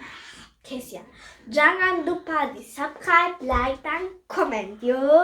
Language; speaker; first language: Indonesian; early bilingual, heritage; Indonesian